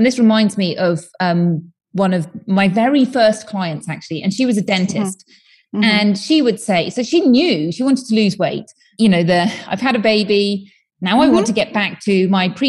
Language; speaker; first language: English; native; English